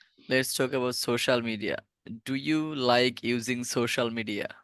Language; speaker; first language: English; non-native, fluent; Bangla